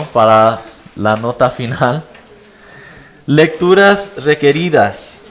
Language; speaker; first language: Spanish; non-native, fluent; English